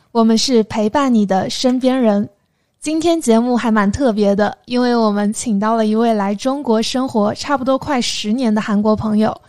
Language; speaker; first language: Chinese; native; Chinese